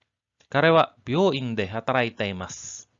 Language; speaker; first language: Japanese; non-native, learner; English